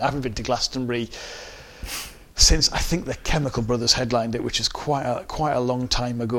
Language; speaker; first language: English; native; English